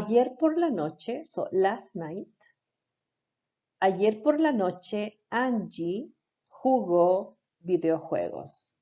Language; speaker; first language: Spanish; non-native, fluent; English